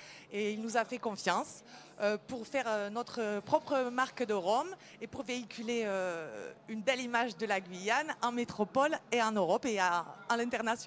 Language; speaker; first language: French; native; French